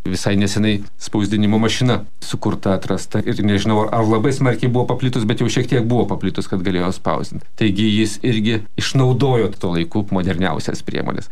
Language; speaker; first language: Lithuanian; native; Lithuanian